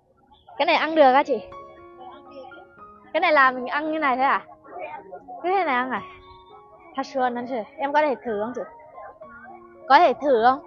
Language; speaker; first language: Chinese; non-native, fluent; Vietnamese